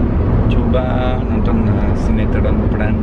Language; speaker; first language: Indonesian; non-native, learner; French